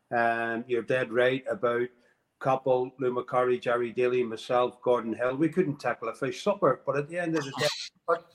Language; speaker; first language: English; native; English